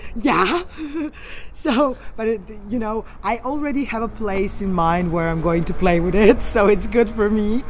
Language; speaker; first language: English; non-native, fluent; Serbian